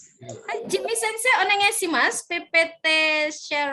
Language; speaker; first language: Japanese; non-native, fluent; Indonesian